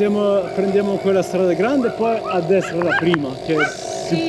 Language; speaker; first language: Italian; non-native, learner; French